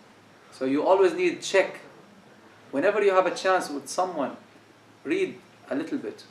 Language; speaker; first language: English; non-native, fluent; Arabic